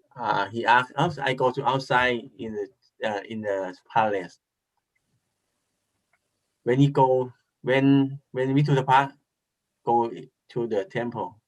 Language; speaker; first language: English; non-native, learner; Thai